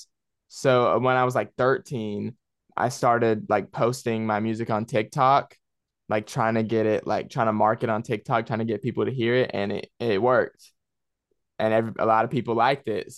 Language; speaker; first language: English; native; English